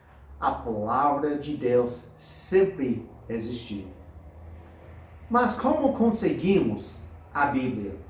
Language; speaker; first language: Portuguese; non-native, fluent; English